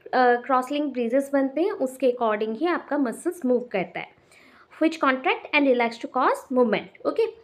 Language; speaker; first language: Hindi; non-native, local second language; Odia